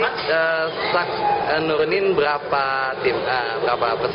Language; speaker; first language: Indonesian; native; Indonesian